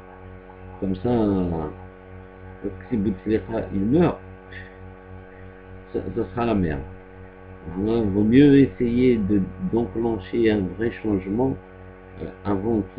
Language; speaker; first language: French; non-native, local second language; Arabic